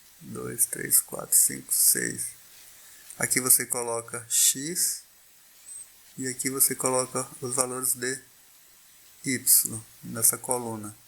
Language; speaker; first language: Portuguese; native; Portuguese